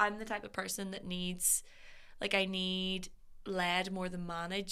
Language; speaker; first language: English; native; English